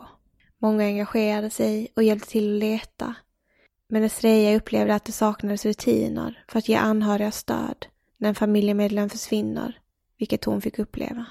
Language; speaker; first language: Swedish; native; Swedish